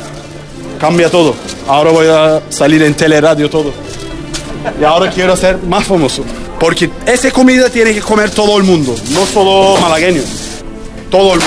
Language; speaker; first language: Spanish; non-native, learner; Turkish